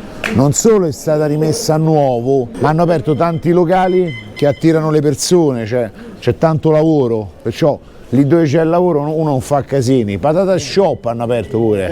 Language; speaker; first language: Italian; native; Italian